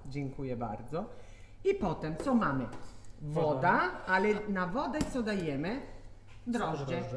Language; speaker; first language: Polish; non-native, learner; Italian